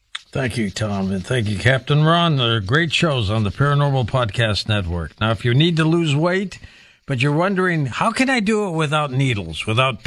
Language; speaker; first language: English; native; English